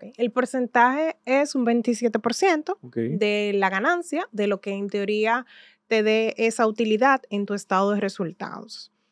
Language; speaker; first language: Spanish; native; Spanish